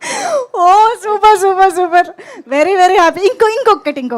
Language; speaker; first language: Telugu; native; Telugu